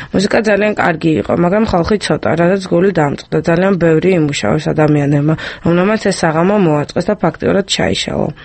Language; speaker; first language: Georgian; early bilingual, other home language; French